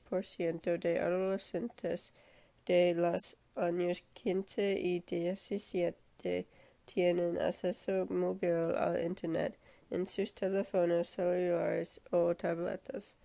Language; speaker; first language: Spanish; non-native, learner; English